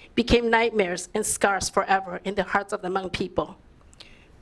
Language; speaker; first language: English; early bilingual, other home language; Lao